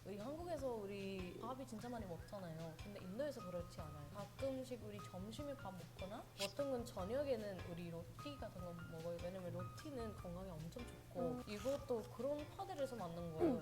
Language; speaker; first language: Korean; non-native, fluent; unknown